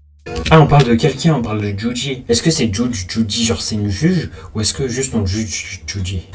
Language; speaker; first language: French; native; French